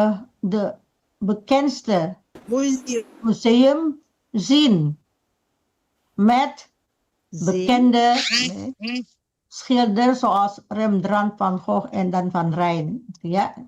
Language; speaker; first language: Dutch; non-native, fluent; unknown